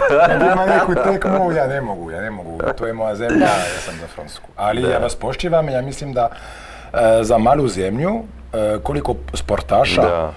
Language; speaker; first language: Croatian; non-native, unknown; French